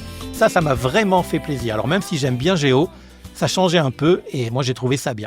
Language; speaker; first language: French; native; French